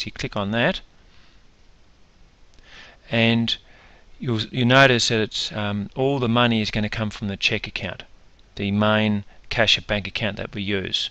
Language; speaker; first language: English; native; English